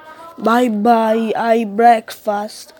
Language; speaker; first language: English; non-native, learner; Italian